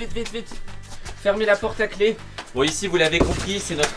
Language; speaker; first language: French; native; French